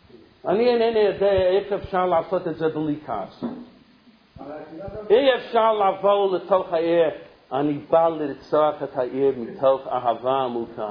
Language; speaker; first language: Hebrew; non-native, fluent; English